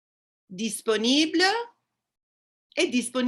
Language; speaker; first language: French; non-native, fluent; English